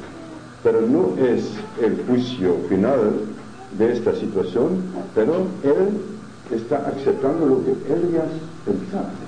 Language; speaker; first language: Spanish; non-native, fluent; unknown